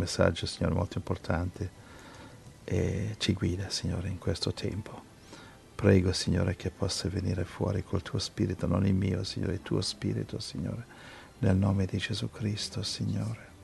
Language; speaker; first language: Italian; native; Italian